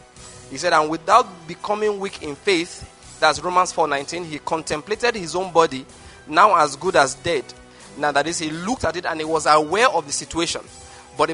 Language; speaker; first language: English; non-native, local second language; Igbo